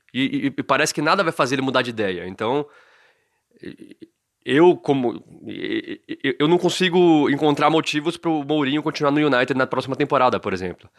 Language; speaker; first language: Portuguese; native; Portuguese